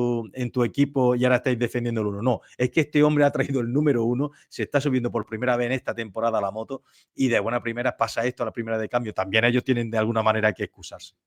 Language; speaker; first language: Spanish; native; Spanish